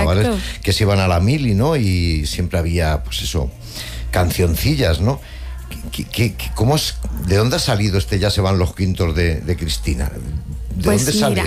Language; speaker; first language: Spanish; native; Spanish